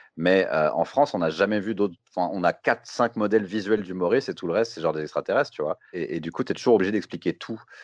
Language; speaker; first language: French; native; French